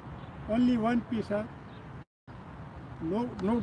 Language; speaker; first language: English; non-native, learner; Gujarati